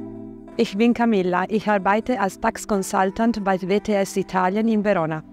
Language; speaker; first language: German; non-native, fluent; Italian